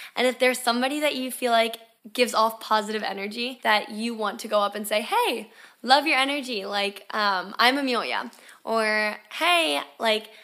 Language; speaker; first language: English; native; English